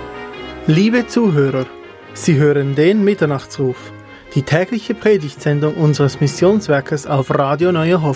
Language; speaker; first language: German; native; German